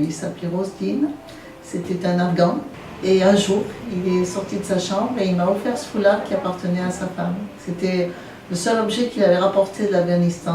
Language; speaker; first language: French; native; French